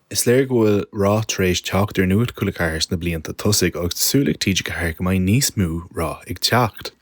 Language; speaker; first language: Irish; native; Irish